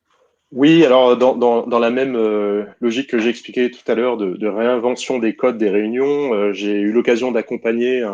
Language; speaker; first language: French; native; French